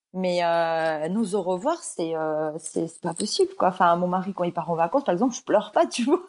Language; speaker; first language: French; early bilingual, other home language; Georgian